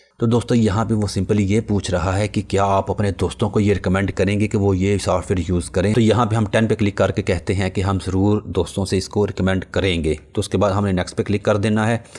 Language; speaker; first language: Urdu; non-native, local second language; Punjabi